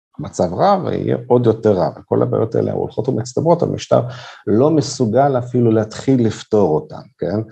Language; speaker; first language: Hebrew; non-native, fluent; Russian